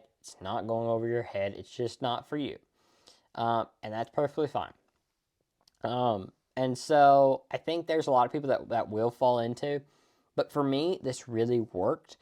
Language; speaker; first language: English; native; English